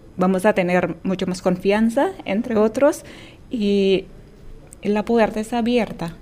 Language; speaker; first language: Spanish; non-native, fluent; Indonesian